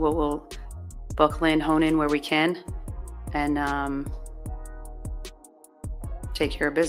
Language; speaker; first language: English; native; English